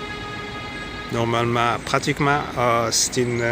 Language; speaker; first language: French; non-native, fluent; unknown